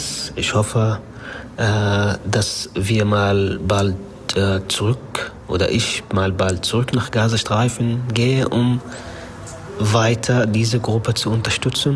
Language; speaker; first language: German; non-native, learner; Arabic